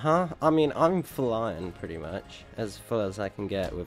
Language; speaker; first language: English; native; English